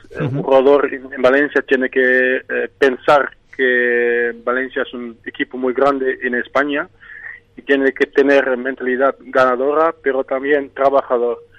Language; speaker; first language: Spanish; non-native, fluent; Dutch